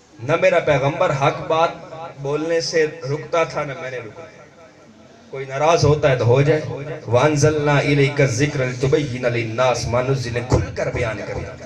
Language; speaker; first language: Urdu; non-native, local second language; Punjabi